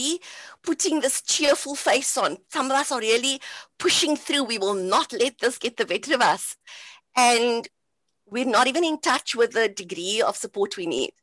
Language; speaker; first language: English; native; English